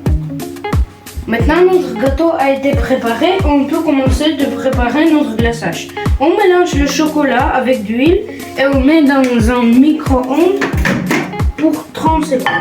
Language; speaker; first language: French; non-native, learner; Ukrainian